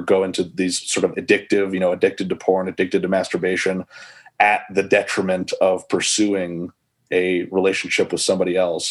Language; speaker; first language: English; native; English